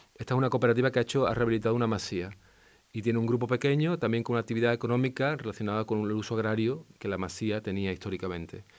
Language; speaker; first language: Spanish; non-native, local second language; Catalan